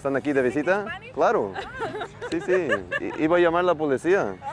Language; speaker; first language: Spanish; early bilingual, heritage; Spanish